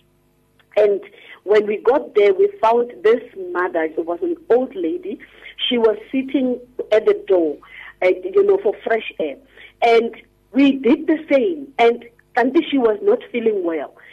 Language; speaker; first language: English; non-native, local second language; Tswana